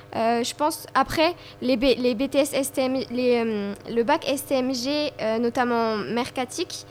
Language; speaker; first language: French; native; French